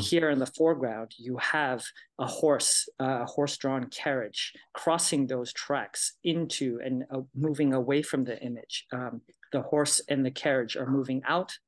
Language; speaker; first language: English; early bilingual, other home language; Japanese